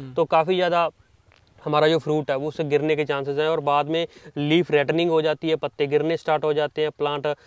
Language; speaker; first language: Hindi; non-native, local second language; Punjabi